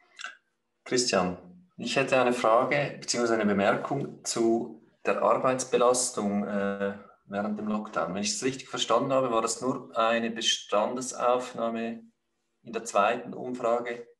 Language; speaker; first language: German; native; German